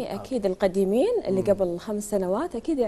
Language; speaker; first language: Arabic; native; Arabic